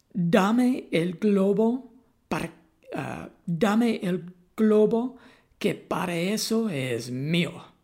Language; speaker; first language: Spanish; non-native, learner; English